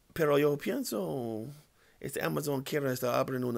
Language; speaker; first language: Spanish; non-native, learner; English